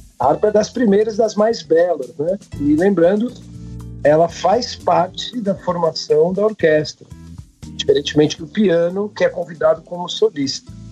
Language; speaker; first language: Portuguese; native; Portuguese